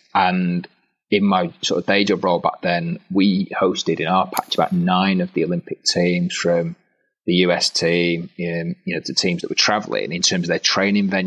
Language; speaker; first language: English; native; English